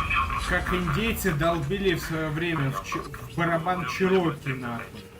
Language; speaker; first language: Russian; native; Russian